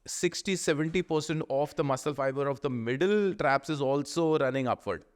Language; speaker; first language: English; non-native, local second language; Punjabi